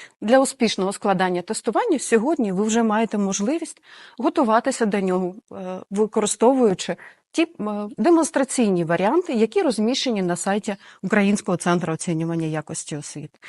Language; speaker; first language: Ukrainian; native; Ukrainian